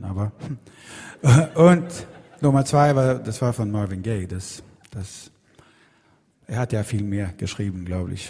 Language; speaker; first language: German; non-native, fluent; Swedish